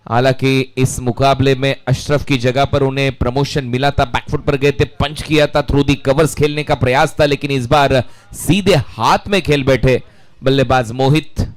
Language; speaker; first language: Hindi; non-native, local second language; Marathi